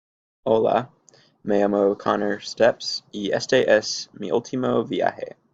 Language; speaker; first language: Spanish; non-native, learner; English